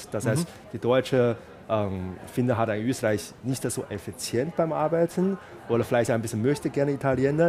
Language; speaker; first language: German; non-native, fluent; Chinese